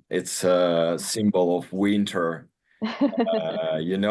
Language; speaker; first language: English; non-native, learner; Russian